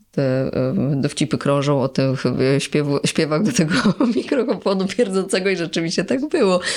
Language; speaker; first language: Polish; native; Polish